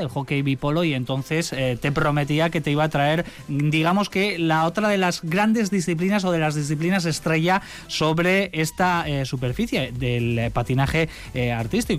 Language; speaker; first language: Spanish; native; Spanish